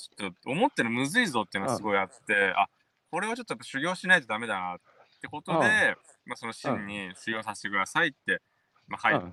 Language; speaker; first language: Japanese; native; Japanese